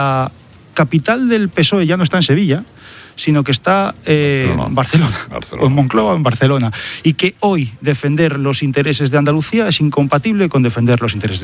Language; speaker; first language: Spanish; native; Spanish